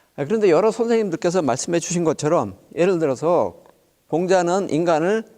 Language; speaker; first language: Korean; native; Korean